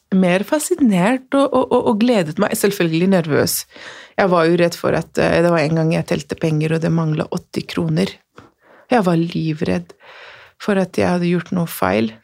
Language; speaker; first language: Norwegian; non-native, fluent; Persian